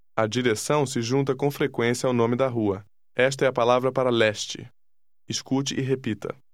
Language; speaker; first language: Portuguese; native; Portuguese